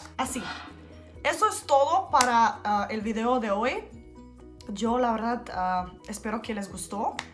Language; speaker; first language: Spanish; non-native, learner; Bosnian